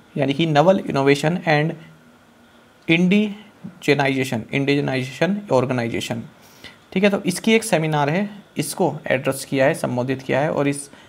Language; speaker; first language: Hindi; native; Hindi